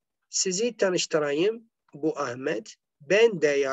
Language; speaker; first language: Turkish; non-native, fluent; Arabic